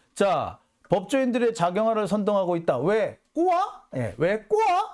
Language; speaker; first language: Korean; native; Korean